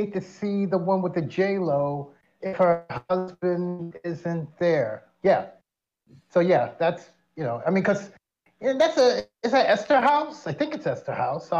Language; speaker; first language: English; native; English